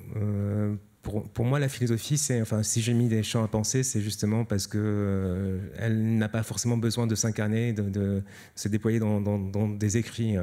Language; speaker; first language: French; native; French